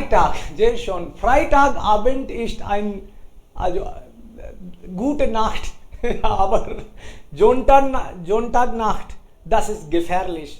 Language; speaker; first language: German; non-native, fluent; Hindi